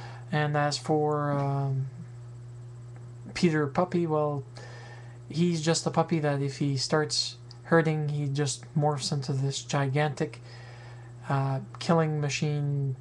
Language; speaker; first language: English; native; English